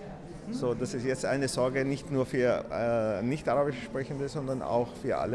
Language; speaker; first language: German; non-native, fluent; Arabic